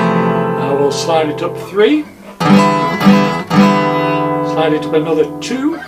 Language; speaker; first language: English; native; English